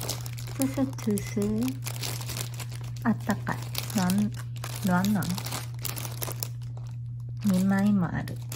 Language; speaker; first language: Japanese; native; Japanese